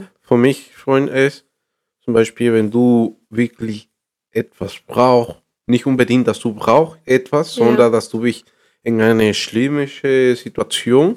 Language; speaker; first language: German; non-native, learner; Spanish